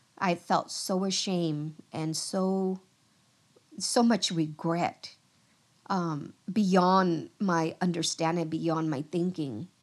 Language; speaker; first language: English; early bilingual, other home language; Vietnamese